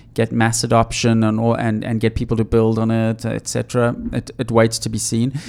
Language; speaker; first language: English; native; English